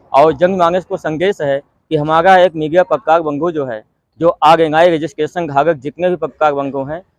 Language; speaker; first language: Hindi; native; Hindi